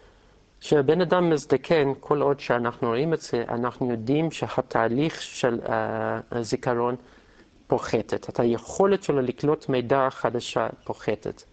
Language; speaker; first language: Hebrew; non-native, fluent; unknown